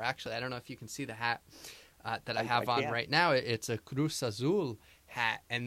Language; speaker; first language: English; native; English